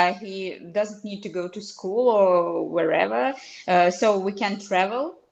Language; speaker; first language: English; non-native, fluent; Russian